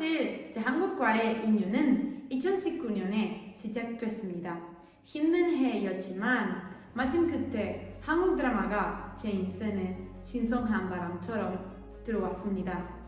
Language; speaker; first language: Korean; non-native, fluent; Spanish